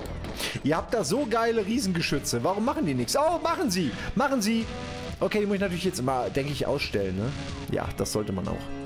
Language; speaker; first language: German; native; German